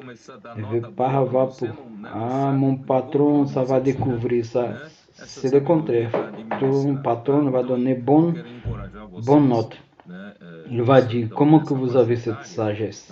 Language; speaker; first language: French; non-native, learner; Portuguese